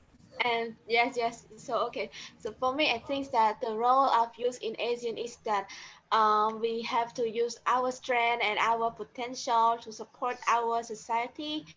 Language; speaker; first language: English; non-native, learner; Khmer